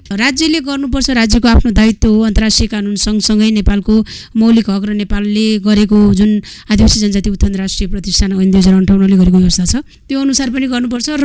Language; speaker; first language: Nepali; non-native, local second language; Gurung